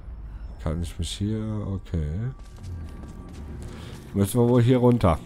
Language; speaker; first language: German; native; German